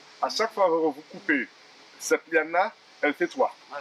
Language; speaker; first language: French; native; French